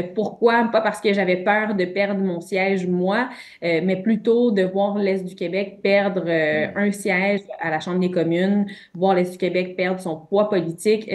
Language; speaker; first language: French; native; French